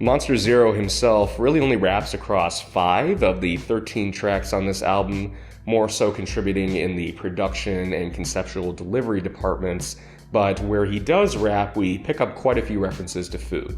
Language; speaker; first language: English; native; English